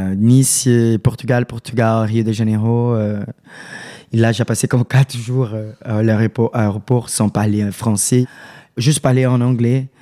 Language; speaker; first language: French; non-native, learner; Portuguese